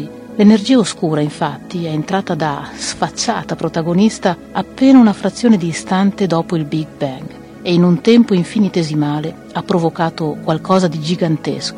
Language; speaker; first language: Italian; native; Italian